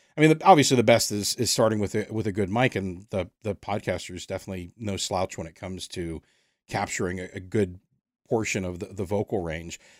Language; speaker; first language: English; native; English